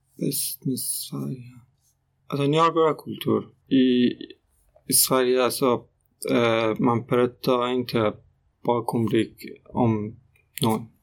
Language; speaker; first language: Swedish; non-native, learner; Persian